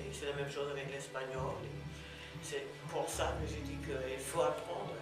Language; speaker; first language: French; non-native, fluent; English